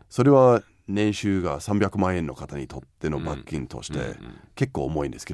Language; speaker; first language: Japanese; non-native, fluent; English